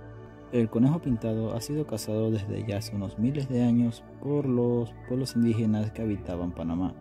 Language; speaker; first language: Spanish; native; Spanish